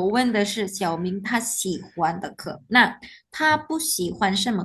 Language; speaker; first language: Chinese; non-native, fluent; Indonesian